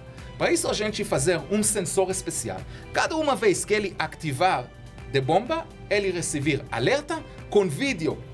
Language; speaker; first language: Portuguese; non-native, learner; Hebrew